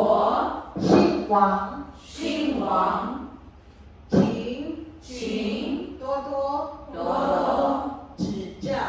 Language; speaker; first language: Chinese; non-native, fluent; Filipino